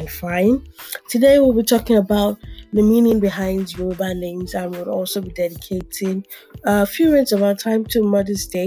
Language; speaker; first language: English; non-native, local second language; Yoruba